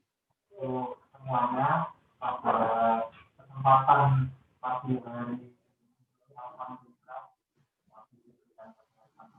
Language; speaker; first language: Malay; non-native, local second language; Javanese